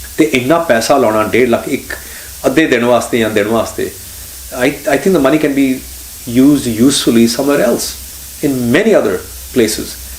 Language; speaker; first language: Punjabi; early bilingual, heritage; Punjabi